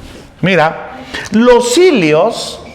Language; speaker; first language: Spanish; native; Spanish